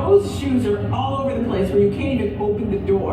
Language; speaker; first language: English; native; English